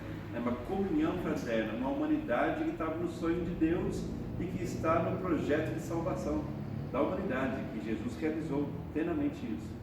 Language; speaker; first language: Portuguese; native; Portuguese